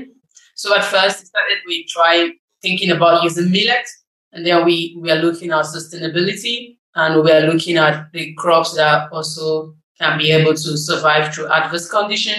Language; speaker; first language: English; non-native, local second language; Igbo